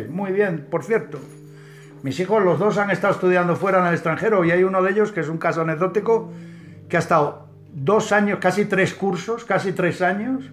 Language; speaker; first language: Spanish; native; Spanish